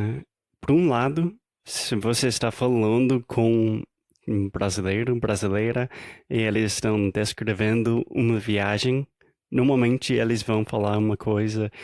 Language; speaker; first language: Portuguese; non-native, fluent; English